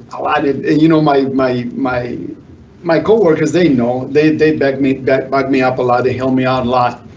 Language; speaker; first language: English; non-native, fluent; Spanish